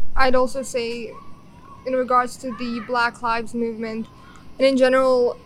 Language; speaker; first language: English; non-native, fluent; Bosnian